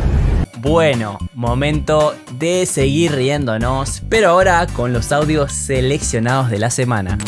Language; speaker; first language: Spanish; native; Spanish